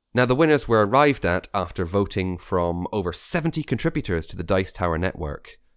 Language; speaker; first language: English; native; English